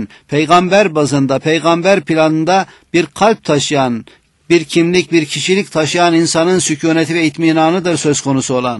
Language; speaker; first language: Turkish; native; Turkish